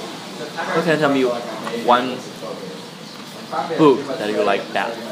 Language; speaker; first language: English; non-native, fluent; Chinese